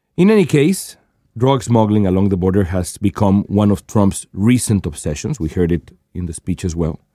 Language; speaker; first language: English; non-native, fluent; Spanish